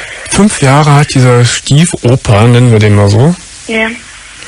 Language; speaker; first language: German; native; German